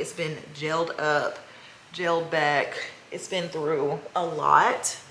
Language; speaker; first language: English; native; English